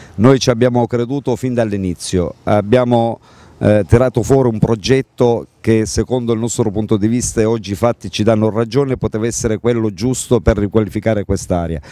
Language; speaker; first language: Italian; native; Italian